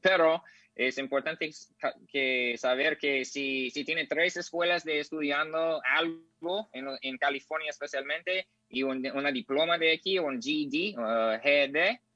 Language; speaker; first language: Spanish; non-native, learner; English